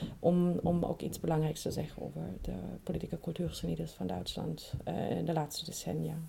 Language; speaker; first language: Dutch; non-native, fluent; German